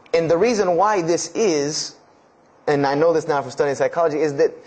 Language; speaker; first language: English; native; English